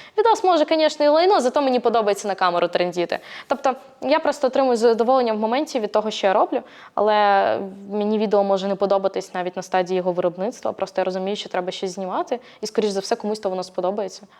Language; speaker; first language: Ukrainian; native; Ukrainian